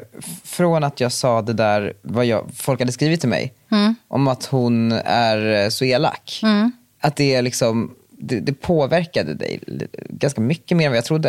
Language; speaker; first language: Swedish; native; Swedish